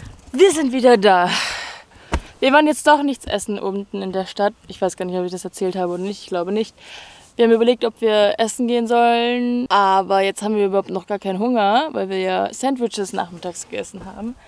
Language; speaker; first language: German; native; German